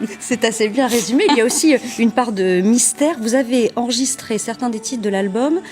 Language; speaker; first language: French; native; French